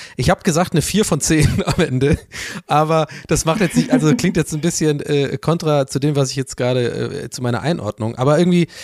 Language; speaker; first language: German; non-native, fluent; English